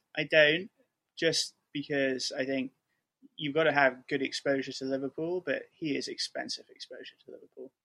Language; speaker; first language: English; native; English